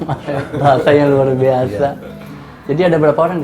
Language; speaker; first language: Indonesian; native; Indonesian